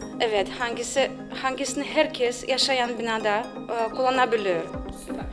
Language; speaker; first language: Turkish; non-native, learner; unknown